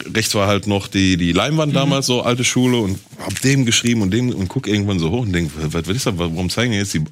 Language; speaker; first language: German; native; German